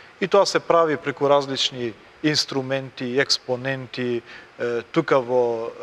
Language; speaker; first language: Macedonian; non-native, local second language; Albanian